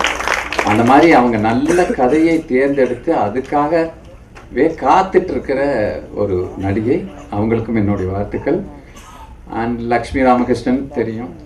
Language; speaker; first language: Tamil; native; Tamil